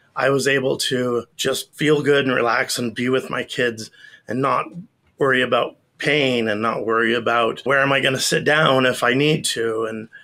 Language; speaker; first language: English; native; English